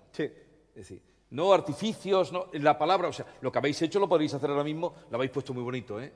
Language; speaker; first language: Spanish; native; Spanish